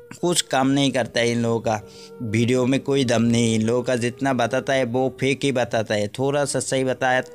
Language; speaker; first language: Hindi; non-native, local second language; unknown